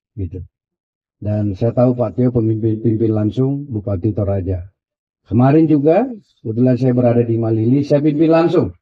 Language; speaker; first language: Indonesian; non-native, local second language; Buginese